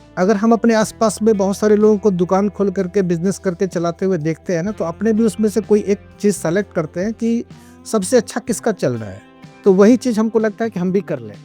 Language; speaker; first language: Hindi; native; Hindi